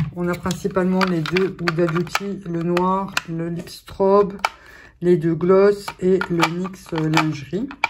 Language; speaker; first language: French; native; French